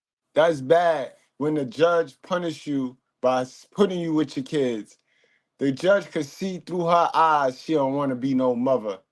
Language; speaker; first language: English; native; English